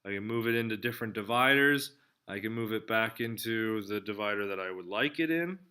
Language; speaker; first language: English; native; English